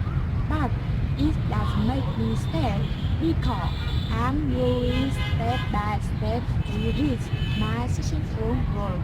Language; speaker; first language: English; non-native, learner; Thai